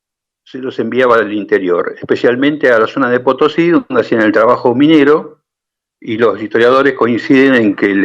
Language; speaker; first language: Spanish; native; Spanish